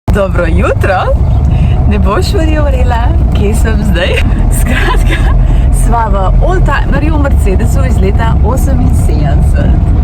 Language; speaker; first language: Slovenian; early bilingual, other home language; Serbian